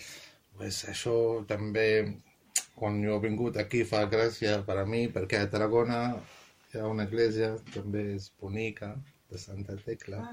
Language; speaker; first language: Catalan; non-native, fluent; Arabic